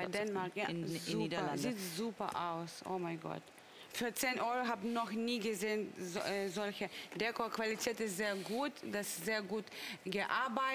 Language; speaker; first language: German; non-native, learner; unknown